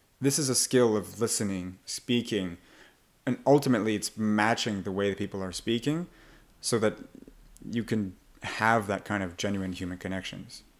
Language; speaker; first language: English; native; English